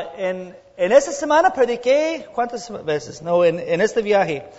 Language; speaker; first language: Spanish; non-native, fluent; English